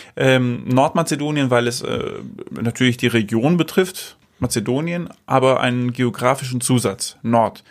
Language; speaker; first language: German; non-native, fluent; Greek